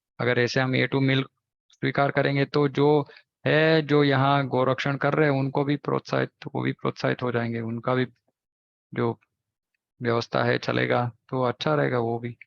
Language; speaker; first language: Hindi; non-native, local second language; Kannada